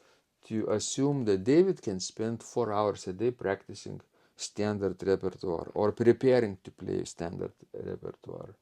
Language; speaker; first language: English; non-native, fluent; Lithuanian